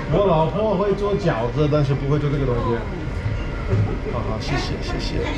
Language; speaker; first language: Chinese; non-native, fluent; English